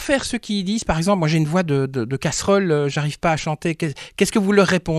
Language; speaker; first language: French; native; French